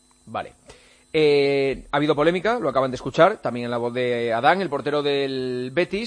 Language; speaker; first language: Spanish; native; Spanish